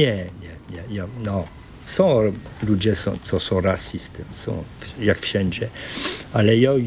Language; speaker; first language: Polish; early bilingual, heritage; Polish